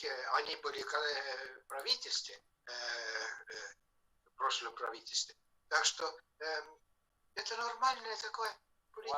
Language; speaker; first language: Russian; non-native, fluent; Estonian